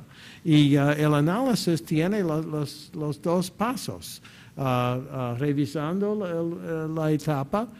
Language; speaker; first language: Spanish; non-native, fluent; English